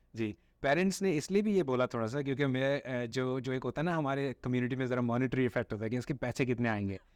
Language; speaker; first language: Urdu; native; Urdu